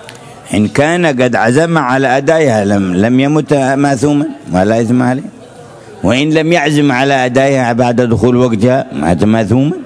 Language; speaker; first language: Arabic; native; Arabic